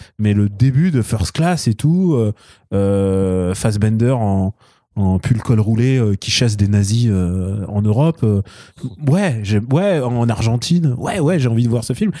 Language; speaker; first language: French; early bilingual, other home language; Russian